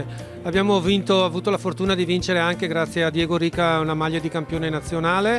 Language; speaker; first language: Italian; native; Italian